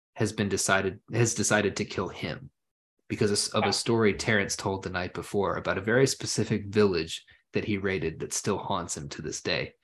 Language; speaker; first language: English; early bilingual, other home language; German